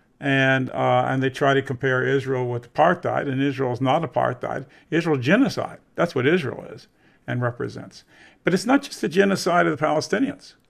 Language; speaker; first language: English; native; English